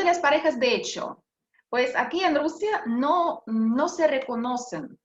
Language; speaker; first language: Spanish; non-native, fluent; Russian